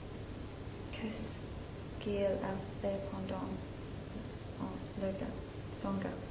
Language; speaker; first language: French; non-native, learner; English